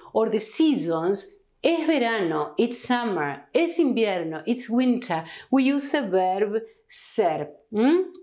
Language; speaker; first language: English; non-native, fluent; Spanish